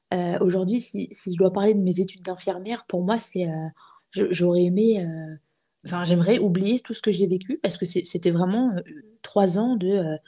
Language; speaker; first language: French; native; French